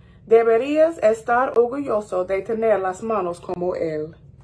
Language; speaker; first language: Spanish; non-native, fluent; English